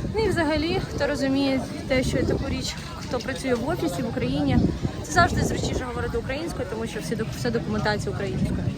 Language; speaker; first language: Ukrainian; non-native, local second language; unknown